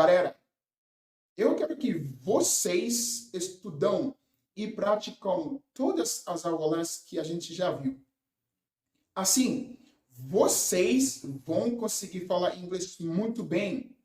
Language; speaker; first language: Portuguese; non-native, fluent; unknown